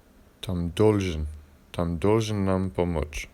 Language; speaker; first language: Russian; non-native, learner; English